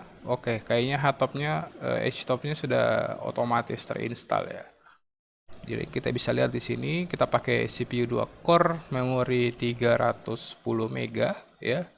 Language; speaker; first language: Indonesian; native; Indonesian